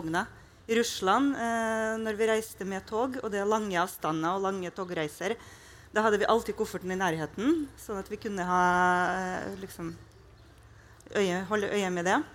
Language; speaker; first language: Norwegian; non-native, fluent; Russian